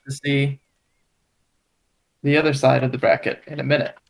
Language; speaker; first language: English; native; English